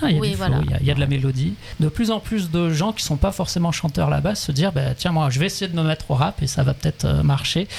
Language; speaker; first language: French; native; French